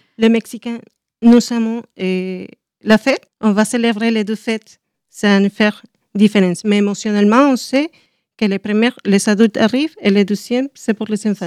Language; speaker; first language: French; non-native, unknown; Spanish